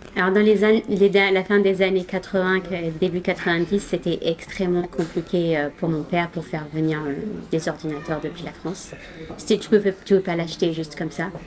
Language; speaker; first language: French; non-native, local second language; Arabic